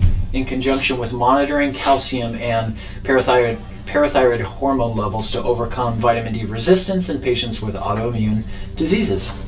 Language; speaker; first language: English; native; English